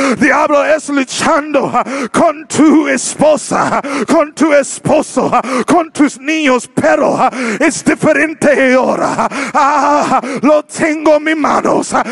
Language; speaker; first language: Spanish; non-native, learner; English